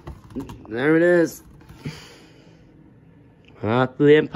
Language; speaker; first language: English; native; English